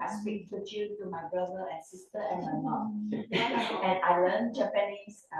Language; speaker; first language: English; non-native, fluent; Min Nan Chinese